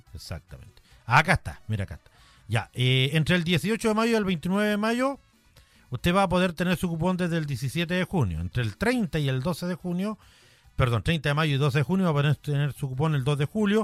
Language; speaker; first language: Spanish; native; Spanish